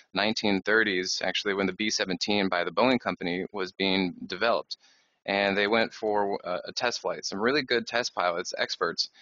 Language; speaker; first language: English; native; English